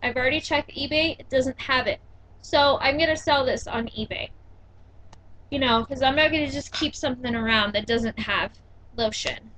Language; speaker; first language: English; native; English